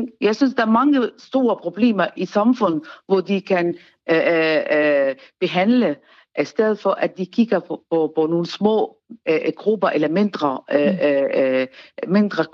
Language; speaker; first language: Danish; non-native, fluent; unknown